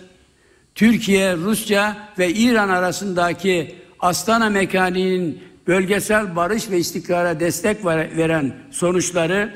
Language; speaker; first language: Turkish; native; Turkish